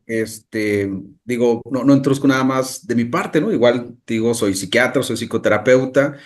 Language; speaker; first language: Spanish; native; Spanish